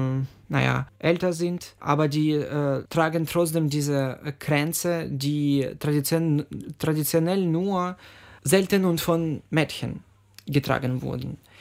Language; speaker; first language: German; non-native, fluent; Ukrainian